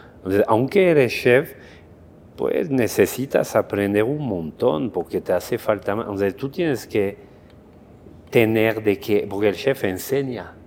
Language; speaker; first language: Spanish; non-native, fluent; French